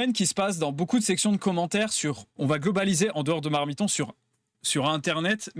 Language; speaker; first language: French; native; French